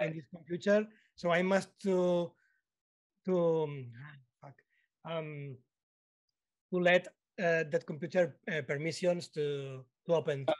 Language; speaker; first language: English; non-native, learner; Spanish